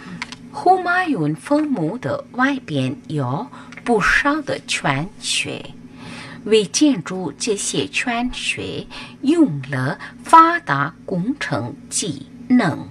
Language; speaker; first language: Chinese; non-native, learner; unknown